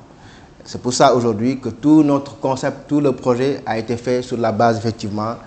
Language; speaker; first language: French; non-native, local second language; Wolof